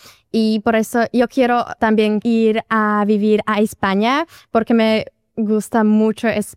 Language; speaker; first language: Spanish; non-native, learner; Slovak